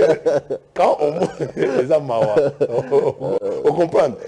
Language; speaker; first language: French; non-native, local second language; Lingala